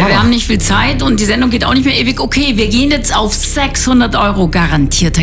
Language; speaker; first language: German; native; German